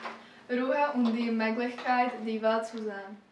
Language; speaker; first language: German; non-native, learner; Czech